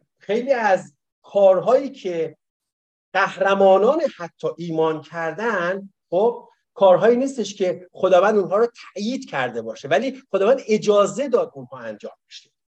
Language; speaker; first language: Persian; native; Persian